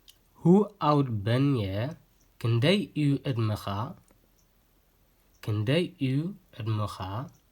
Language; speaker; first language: Dutch; non-native, learner; Tigrinya